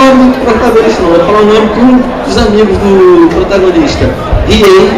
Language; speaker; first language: Portuguese; native; Portuguese